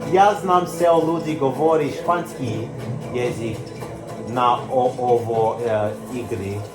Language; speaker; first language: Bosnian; early bilingual, heritage; Bosnian